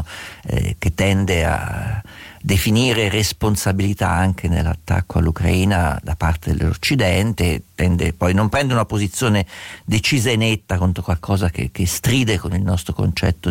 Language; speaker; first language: Italian; native; Italian